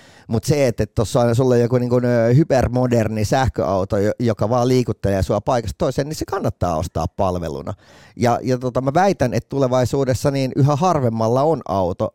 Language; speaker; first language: Finnish; native; Finnish